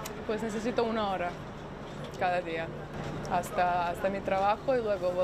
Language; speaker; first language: Spanish; non-native, fluent; Serbian